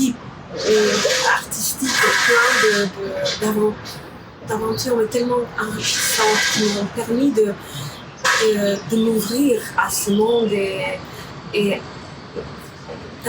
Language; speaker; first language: French; non-native, fluent; Romanian